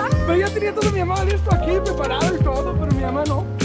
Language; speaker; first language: Spanish; early bilingual, heritage; Spanish